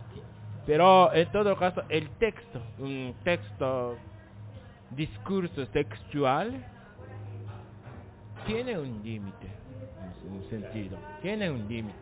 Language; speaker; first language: Spanish; non-native, learner; Japanese